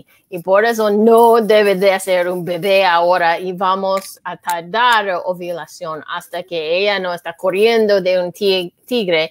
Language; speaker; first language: Spanish; non-native, learner; English